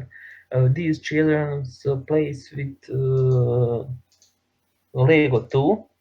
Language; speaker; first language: English; non-native, learner; Serbian